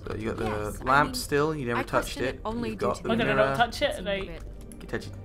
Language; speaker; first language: English; native; English